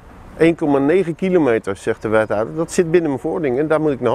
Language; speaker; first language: Dutch; native; Dutch